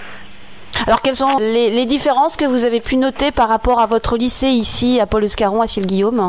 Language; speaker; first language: French; native; French